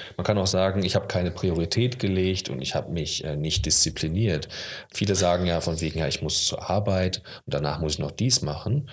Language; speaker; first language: German; native; German